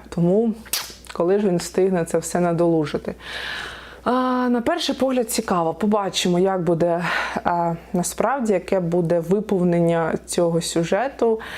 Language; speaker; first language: Ukrainian; non-native, local second language; Russian